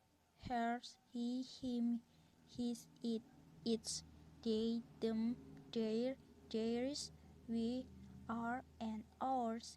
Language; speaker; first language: English; non-native, learner; Indonesian